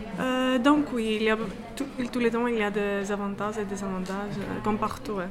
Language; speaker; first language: French; non-native, fluent; Greek